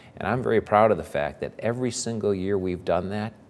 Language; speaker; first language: English; native; English